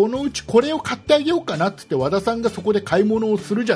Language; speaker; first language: Japanese; native; Japanese